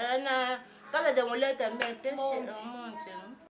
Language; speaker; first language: Portuguese; non-native, learner; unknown